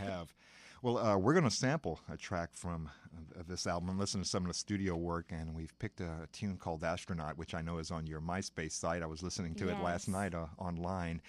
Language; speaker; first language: English; native; English